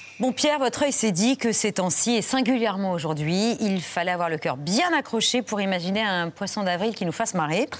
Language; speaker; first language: French; native; French